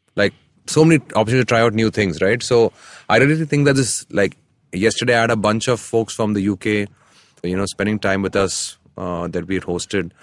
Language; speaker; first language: English; non-native, local second language; Tamil